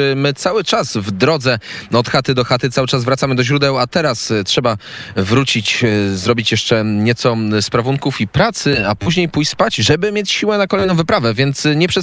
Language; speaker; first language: Polish; native; Polish